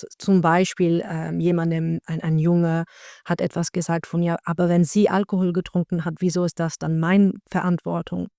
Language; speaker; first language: German; non-native, learner; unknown